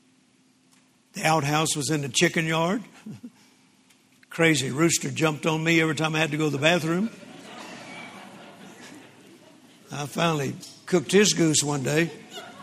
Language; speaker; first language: English; native; English